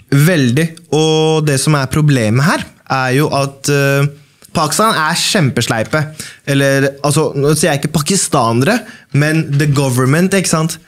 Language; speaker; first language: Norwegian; early bilingual, other home language; Baluchi